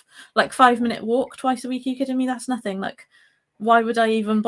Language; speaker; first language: English; native; English